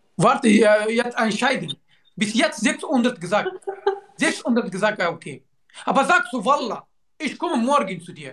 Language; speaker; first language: German; non-native, learner; Turkish